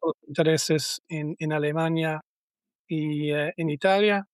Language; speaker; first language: Spanish; non-native, learner; German